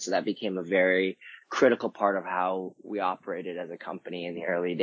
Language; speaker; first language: English; native; English